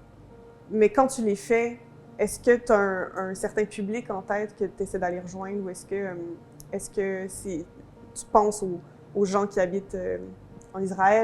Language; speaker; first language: French; native; French